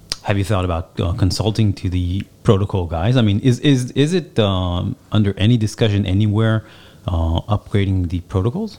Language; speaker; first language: English; non-native, fluent; Hebrew